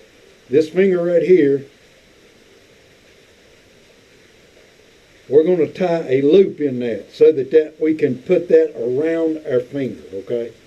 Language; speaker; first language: English; native; English